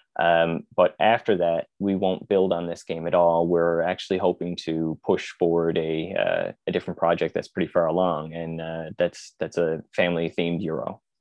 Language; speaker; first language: English; native; English